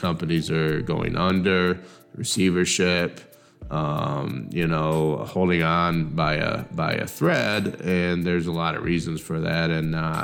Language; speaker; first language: English; native; English